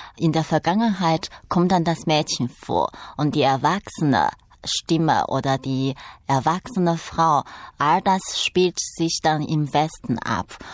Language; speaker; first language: German; non-native, fluent; Chinese